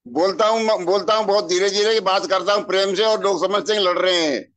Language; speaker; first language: Hindi; native; Hindi